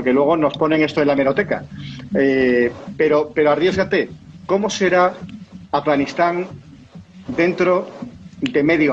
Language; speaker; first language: Spanish; native; Spanish